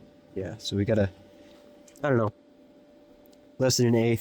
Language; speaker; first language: English; native; English